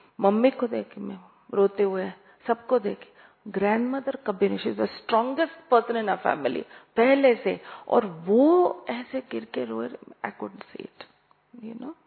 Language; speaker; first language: Hindi; native; Hindi